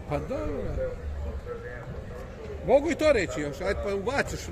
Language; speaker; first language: Croatian; native; Croatian